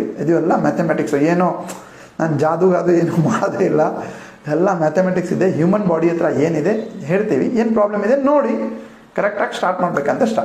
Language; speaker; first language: Kannada; non-native, local second language; Gujarati